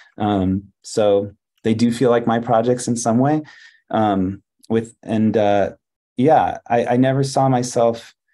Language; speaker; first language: English; early bilingual, other home language; Hebrew